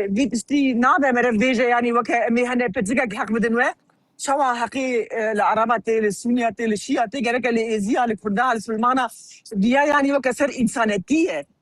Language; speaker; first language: Kurdish; early bilingual, heritage; Kurdish